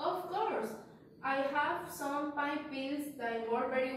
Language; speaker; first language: English; non-native, learner; Spanish